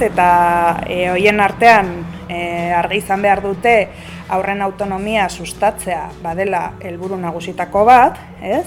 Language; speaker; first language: Basque; non-native, local second language; Spanish